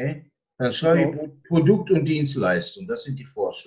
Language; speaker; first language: German; native; German